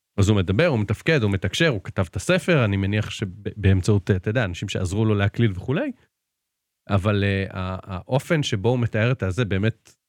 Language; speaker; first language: Hebrew; native; Hebrew